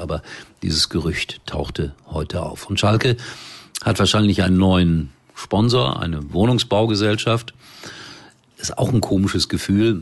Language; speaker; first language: German; native; German